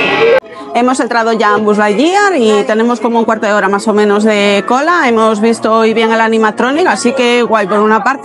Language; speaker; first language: Spanish; native; Spanish